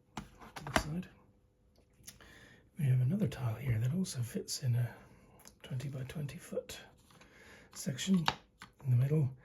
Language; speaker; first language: English; native; English